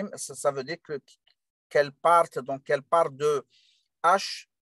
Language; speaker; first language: French; non-native, local second language; Arabic